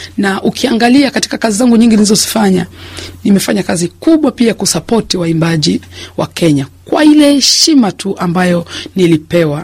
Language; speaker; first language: Swahili; native; Swahili